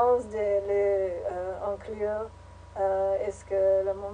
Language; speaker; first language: French; non-native, learner; English